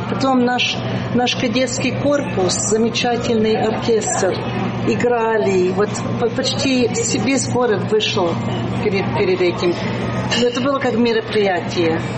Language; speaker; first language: Russian; early bilingual, heritage; Russian